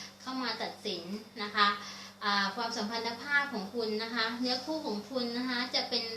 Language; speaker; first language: Thai; native; Thai